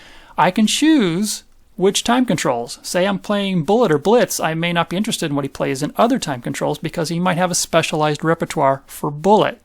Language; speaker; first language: English; native; English